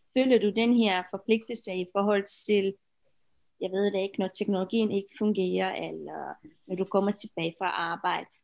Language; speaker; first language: Danish; non-native, fluent; Romanian